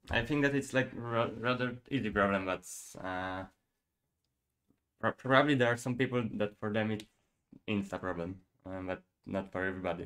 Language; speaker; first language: English; non-native, fluent; Polish